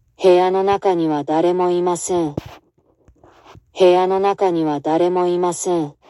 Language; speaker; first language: Japanese; non-native, learner; English